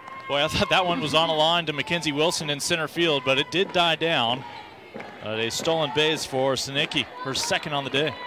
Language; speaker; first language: English; native; English